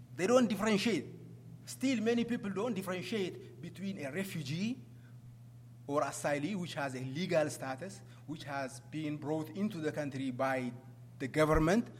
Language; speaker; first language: English; non-native, fluent; Amharic